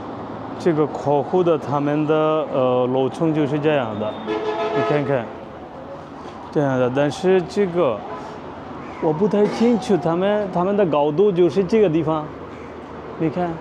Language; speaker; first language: Chinese; non-native, fluent; Bangla